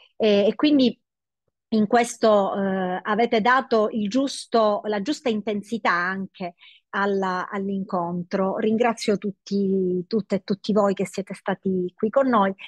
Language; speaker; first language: Italian; native; Italian